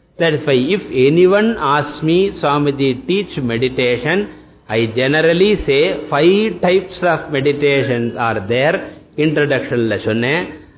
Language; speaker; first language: English; non-native, local second language; Tamil